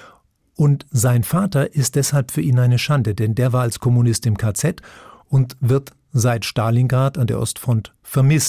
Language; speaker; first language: German; native; German